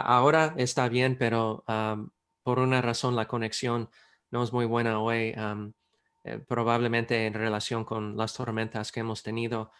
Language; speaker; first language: Spanish; non-native, fluent; English